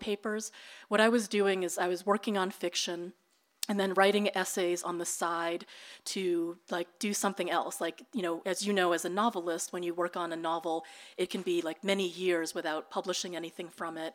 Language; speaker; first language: English; early bilingual, other home language; Filipino